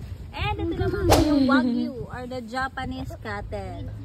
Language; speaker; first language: Filipino; native; Filipino